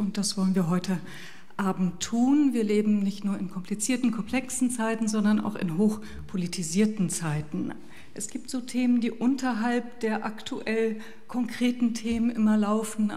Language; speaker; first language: German; native; German